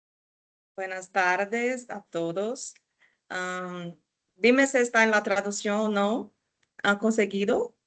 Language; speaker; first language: Spanish; non-native, fluent; Portuguese